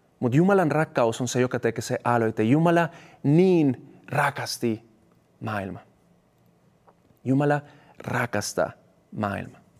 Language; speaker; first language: Finnish; non-native, fluent; Spanish